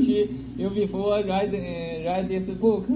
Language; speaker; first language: English; non-native, learner; Chinese